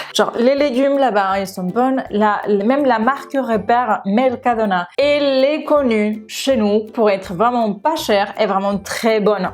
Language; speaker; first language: French; non-native, fluent; Spanish